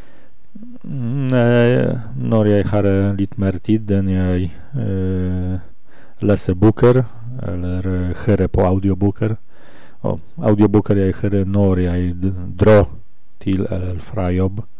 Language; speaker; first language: Swedish; non-native, learner; Norwegian